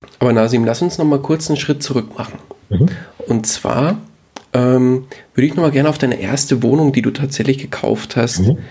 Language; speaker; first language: German; native; German